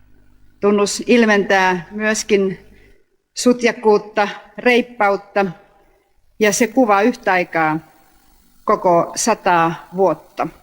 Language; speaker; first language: Finnish; native; Finnish